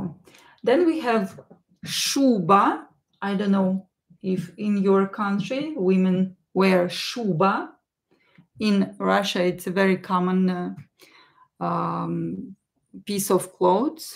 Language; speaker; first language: English; non-native, fluent; Russian